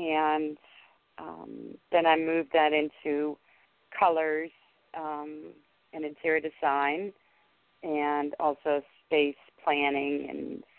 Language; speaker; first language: English; non-native, fluent; Danish